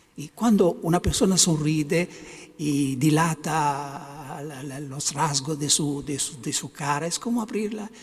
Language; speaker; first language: Spanish; non-native, fluent; Italian